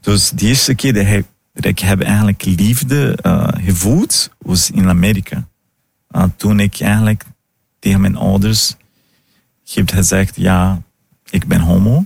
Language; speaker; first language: Dutch; non-native, fluent; Portuguese